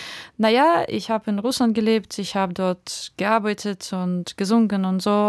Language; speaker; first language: German; non-native, fluent; Russian